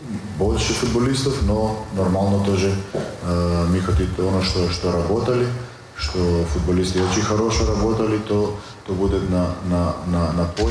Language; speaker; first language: Russian; non-native, learner; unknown